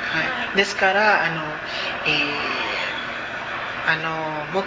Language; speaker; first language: Japanese; non-native, learner; Cebuano